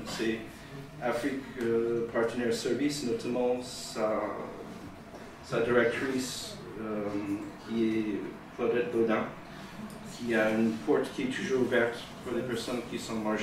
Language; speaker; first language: French; native; French